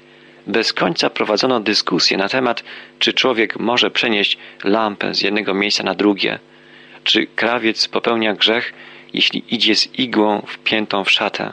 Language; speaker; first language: Polish; native; Polish